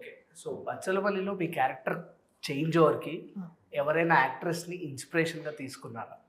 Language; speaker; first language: Telugu; native; Telugu